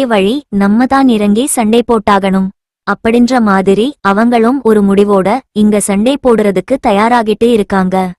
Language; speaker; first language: Tamil; native; Tamil